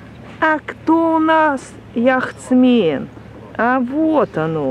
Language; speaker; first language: Russian; native; Russian